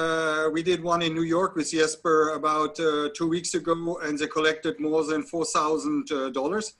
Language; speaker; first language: English; non-native, fluent; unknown